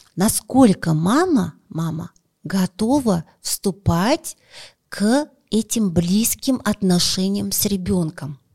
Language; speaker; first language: Russian; non-native, local second language; Kazakh